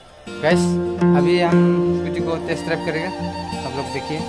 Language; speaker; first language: Hindi; non-native, local second language; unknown